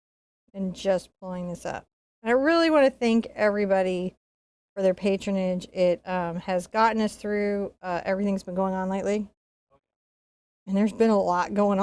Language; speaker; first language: English; native; English